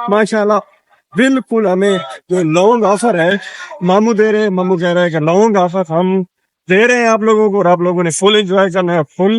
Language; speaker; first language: Urdu; non-native, local second language; Punjabi